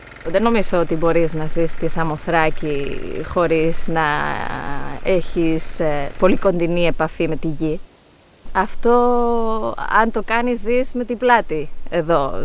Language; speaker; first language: Greek; non-native, fluent; Spanish